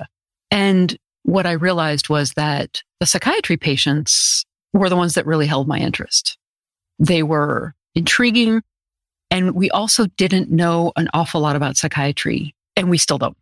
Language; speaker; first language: English; native; English